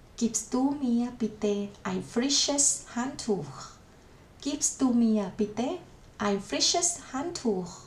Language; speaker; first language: German; non-native, learner; Thai